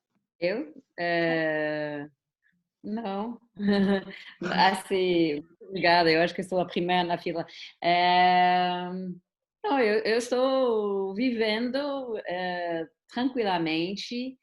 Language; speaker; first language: Portuguese; non-native, fluent; German